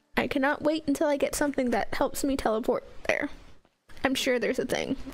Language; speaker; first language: English; native; English